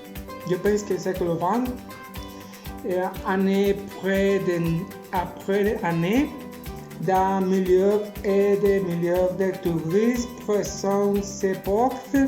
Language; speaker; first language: French; non-native, learner; Spanish